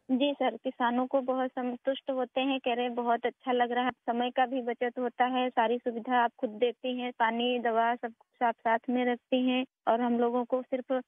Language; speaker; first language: Hindi; native; Hindi